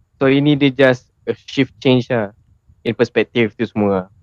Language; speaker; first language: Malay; native; Malay